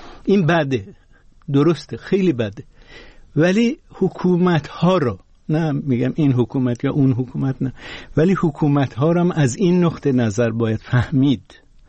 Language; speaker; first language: Persian; non-native, local second language; Azerbaijani